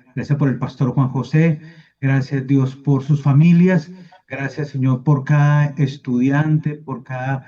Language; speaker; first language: Spanish; native; Spanish